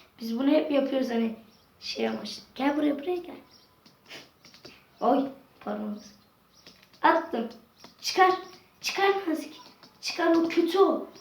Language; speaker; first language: Turkish; native; Turkish